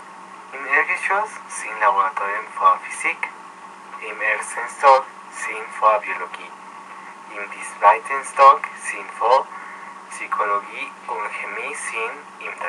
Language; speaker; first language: German; non-native, learner; Spanish